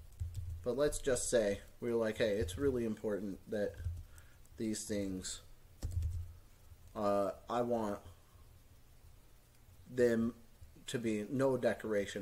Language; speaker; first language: English; native; English